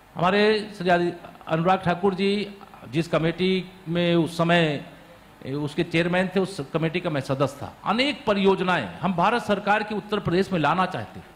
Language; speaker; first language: Hindi; native; Hindi